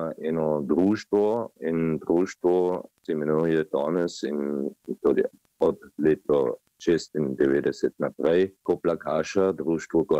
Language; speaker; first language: Slovenian; non-native, learner; German